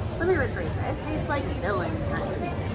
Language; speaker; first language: English; native; English